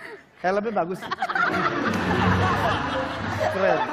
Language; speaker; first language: Indonesian; native; Indonesian